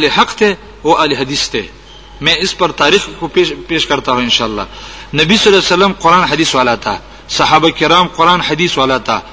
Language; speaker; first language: Urdu; non-native, local second language; Pashto